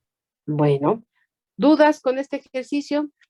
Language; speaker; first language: Spanish; native; Spanish